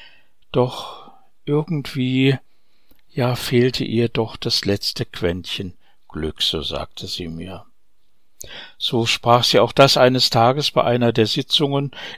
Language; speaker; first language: German; native; German